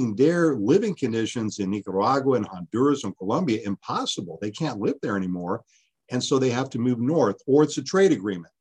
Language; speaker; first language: English; early bilingual, other home language; Spanish